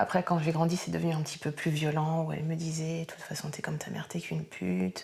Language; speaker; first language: French; native; French